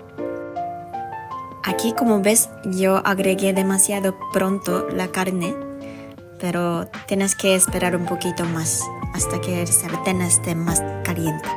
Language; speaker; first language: Spanish; non-native, fluent; Japanese